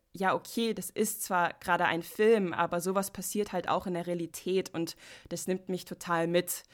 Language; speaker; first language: German; non-native, fluent; English